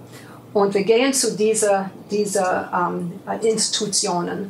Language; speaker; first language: German; non-native, fluent; English